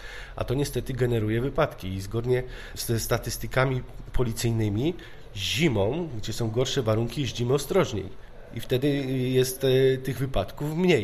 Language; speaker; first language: Polish; native; Polish